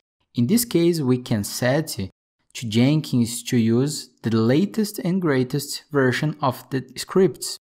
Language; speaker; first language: English; non-native, fluent; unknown